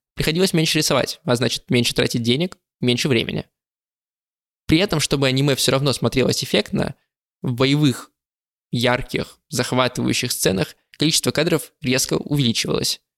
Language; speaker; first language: Russian; native; Russian